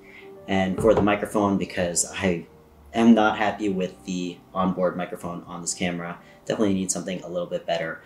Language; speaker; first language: English; native; English